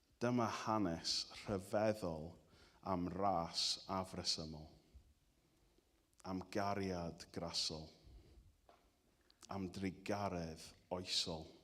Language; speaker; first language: Welsh; native; Welsh